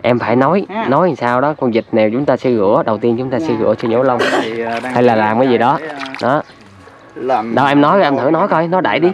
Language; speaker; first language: Vietnamese; native; Vietnamese